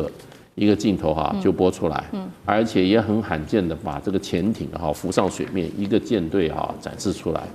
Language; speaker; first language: Chinese; native; Chinese